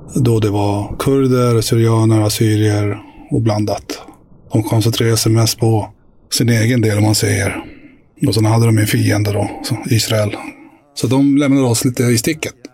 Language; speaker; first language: Swedish; early bilingual, other home language; Arabic